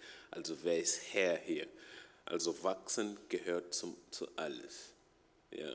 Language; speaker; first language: German; non-native, fluent; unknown